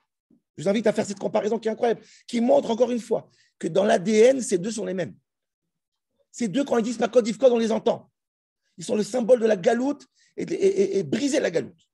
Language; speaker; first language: French; native; French